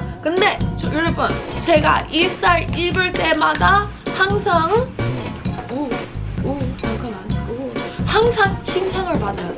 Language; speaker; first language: Korean; non-native, fluent; English